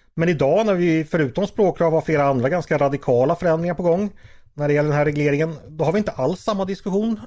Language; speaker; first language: Swedish; native; Swedish